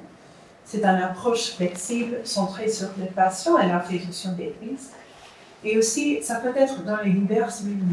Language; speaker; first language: French; non-native, fluent; English